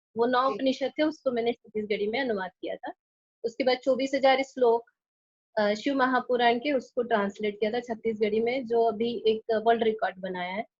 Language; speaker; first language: Hindi; non-native, local second language; Chhattisgarhi